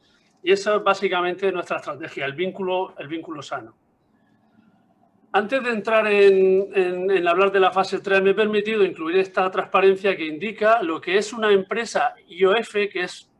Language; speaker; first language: Spanish; native; Spanish